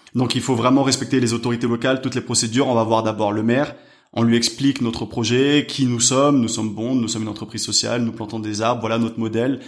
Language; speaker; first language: French; native; French